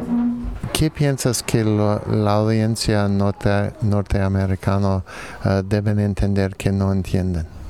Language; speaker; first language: Spanish; non-native, fluent; English